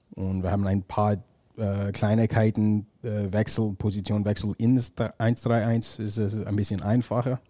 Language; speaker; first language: German; non-native, fluent; English